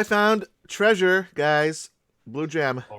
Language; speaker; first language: English; native; English